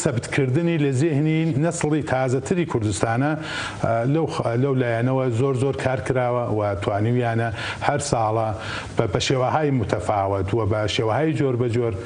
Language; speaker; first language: Central Kurdish; native; Central Kurdish